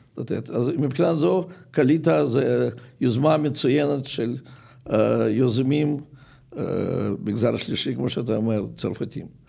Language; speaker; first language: Hebrew; non-native, fluent; Russian